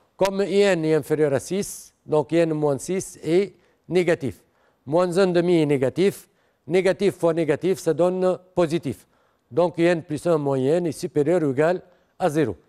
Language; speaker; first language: French; non-native, local second language; Arabic